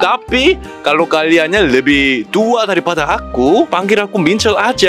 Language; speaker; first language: Indonesian; non-native, fluent; Korean